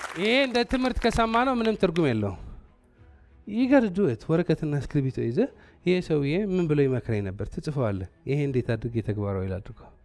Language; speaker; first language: Amharic; non-native, local second language; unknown